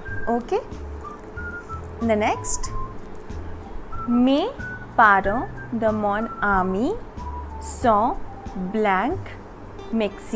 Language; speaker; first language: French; non-native, fluent; Hindi